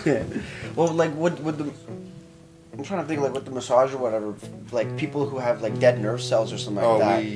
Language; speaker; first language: English; native; English